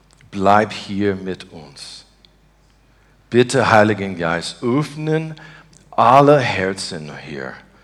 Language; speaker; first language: German; non-native, learner; English